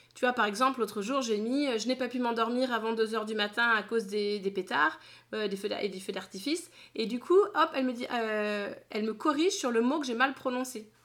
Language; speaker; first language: French; native; French